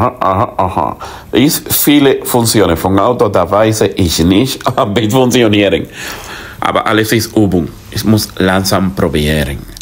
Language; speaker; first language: German; non-native, learner; Spanish